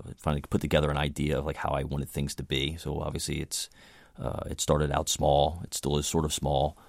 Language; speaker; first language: English; native; English